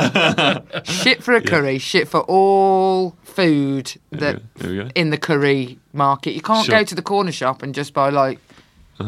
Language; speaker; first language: English; native; English